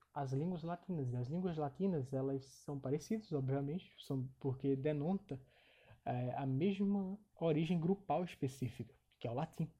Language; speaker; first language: Portuguese; native; Portuguese